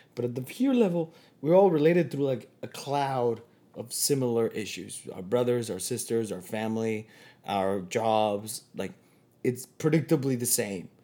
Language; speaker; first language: English; non-native, fluent; Spanish